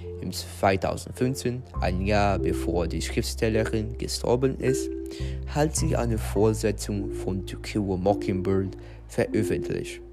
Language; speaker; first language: German; non-native, fluent; Portuguese